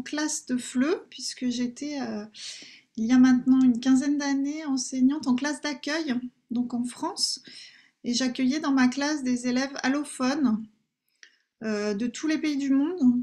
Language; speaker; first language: French; native; French